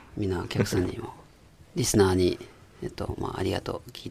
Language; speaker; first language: Japanese; non-native, learner; French